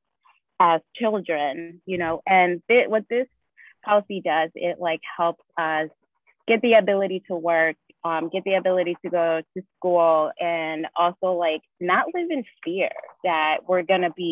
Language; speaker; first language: English; early bilingual, other home language; Spanish